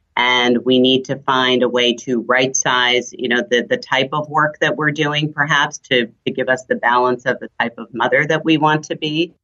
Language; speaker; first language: English; early bilingual, other home language; German